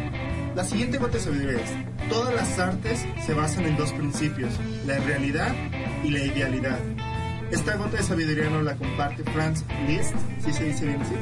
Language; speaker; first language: Spanish; native; Spanish